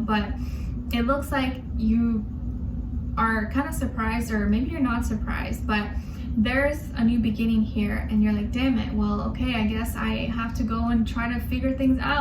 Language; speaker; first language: English; native; English